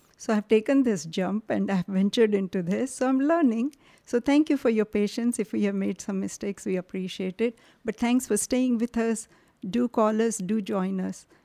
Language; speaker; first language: English; non-native, local second language; Marathi